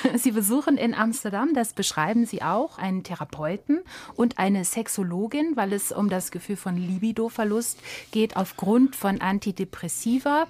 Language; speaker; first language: German; native; German